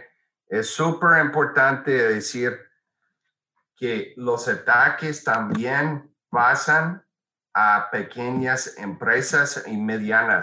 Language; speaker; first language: Spanish; non-native, fluent; English